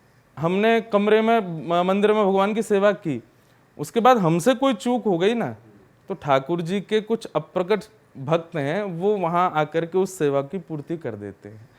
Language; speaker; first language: Hindi; native; Hindi